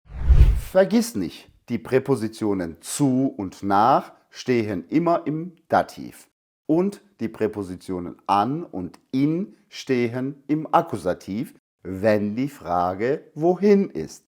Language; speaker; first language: German; non-native, fluent; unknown